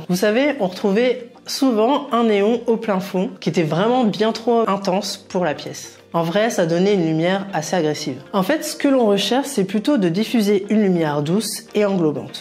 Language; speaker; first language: French; native; French